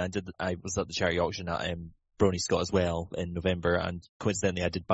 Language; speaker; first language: English; native; English